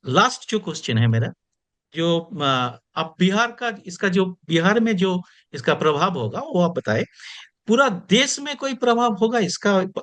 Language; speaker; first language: Hindi; non-native, local second language; Bangla